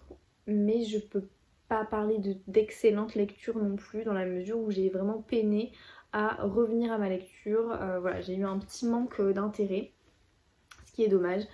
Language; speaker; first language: French; native; French